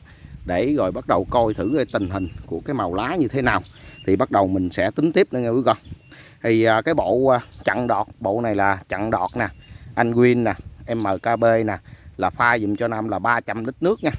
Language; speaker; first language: Vietnamese; native; Vietnamese